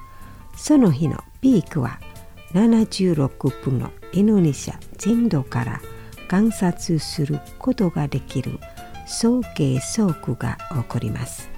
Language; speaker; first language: Japanese; non-native, fluent; Indonesian